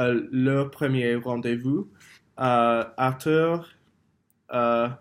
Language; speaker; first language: French; non-native, learner; English